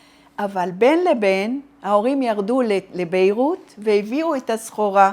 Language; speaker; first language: Hebrew; non-native, fluent; Arabic